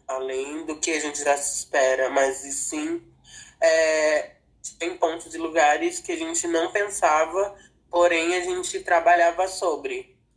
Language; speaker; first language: Portuguese; non-native, local second language; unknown